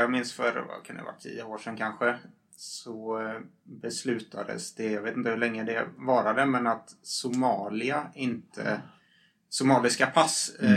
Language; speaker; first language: Swedish; native; Swedish